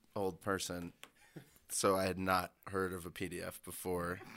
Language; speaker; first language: English; native; English